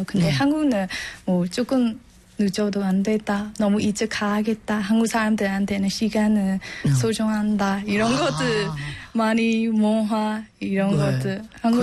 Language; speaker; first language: Korean; non-native, learner; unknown